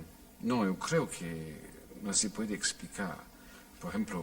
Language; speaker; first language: Spanish; non-native, fluent; English